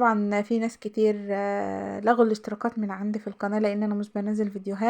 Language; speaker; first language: Arabic; native; Arabic